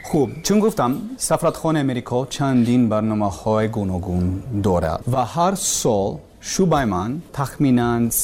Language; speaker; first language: Persian; non-native, learner; English